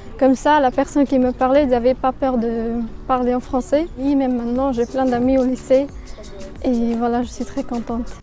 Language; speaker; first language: French; non-native, fluent; Persian